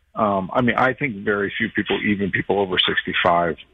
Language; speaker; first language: English; native; English